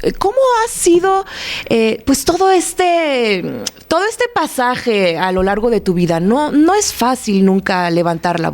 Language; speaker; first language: Spanish; native; Spanish